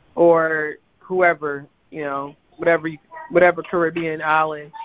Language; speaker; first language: English; early bilingual, other home language; Krio